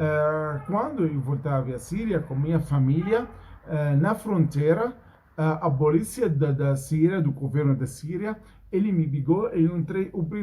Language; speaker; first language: Portuguese; non-native, learner; Arabic